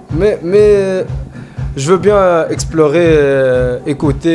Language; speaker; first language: French; non-native, fluent; Arabic